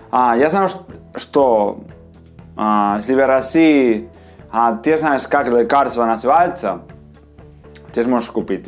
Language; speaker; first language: Russian; non-native, fluent; Spanish